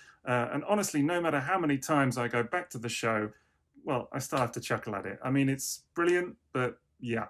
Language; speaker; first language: English; native; English